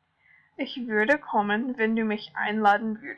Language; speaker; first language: German; non-native, fluent; English